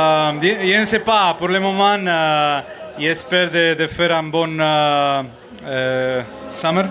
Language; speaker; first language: French; non-native, learner; Spanish